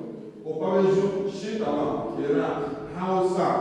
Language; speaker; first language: Lithuanian; non-native, learner; Igbo